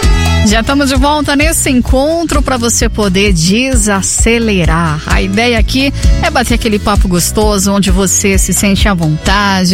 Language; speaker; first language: Portuguese; native; Portuguese